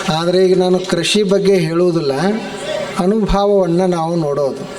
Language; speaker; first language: Kannada; native; Kannada